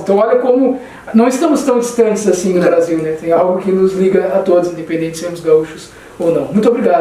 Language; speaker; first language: Portuguese; native; Portuguese